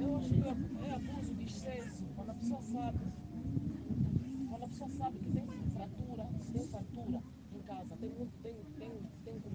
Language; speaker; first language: Portuguese; non-native, local second language; Lingala